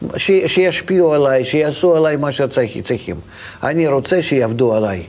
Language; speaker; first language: Hebrew; non-native, fluent; Russian